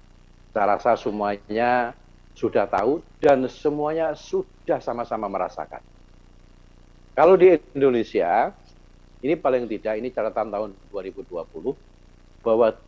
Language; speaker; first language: Indonesian; native; Indonesian